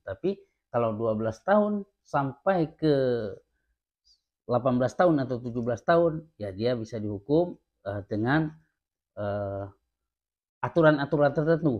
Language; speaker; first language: Indonesian; native; Indonesian